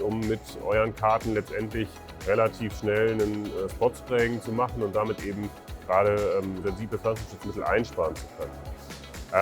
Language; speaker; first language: German; native; German